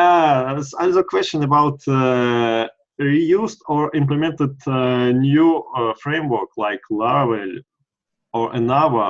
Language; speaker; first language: English; non-native, learner; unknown